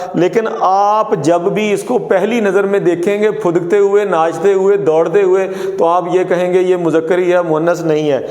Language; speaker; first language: Urdu; non-native, local second language; Punjabi